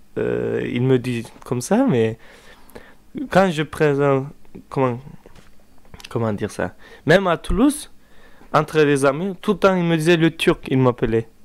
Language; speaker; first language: French; non-native, learner; Turkish